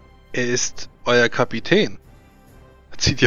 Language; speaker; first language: German; native; German